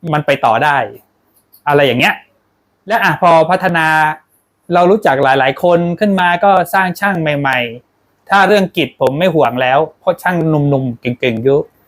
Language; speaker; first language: Thai; non-native, local second language; Pattani Malay